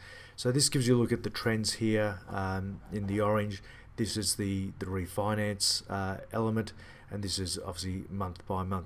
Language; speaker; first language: English; native; English